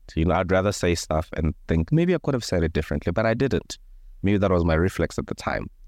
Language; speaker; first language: English; non-native, local second language; Venda